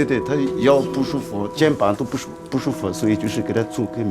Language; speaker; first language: Chinese; non-native, local second language; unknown